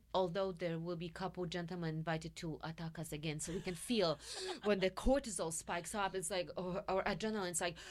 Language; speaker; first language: English; non-native, fluent; Polish